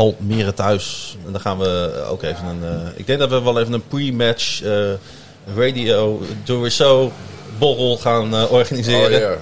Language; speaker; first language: Dutch; native; Dutch